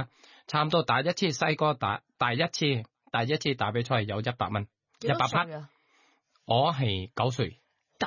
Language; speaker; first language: Cantonese; non-native, learner; Thai